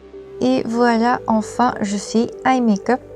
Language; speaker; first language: French; non-native, learner; Korean